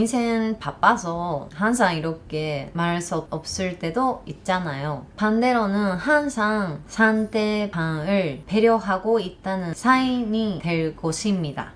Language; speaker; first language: Korean; non-native, learner; Japanese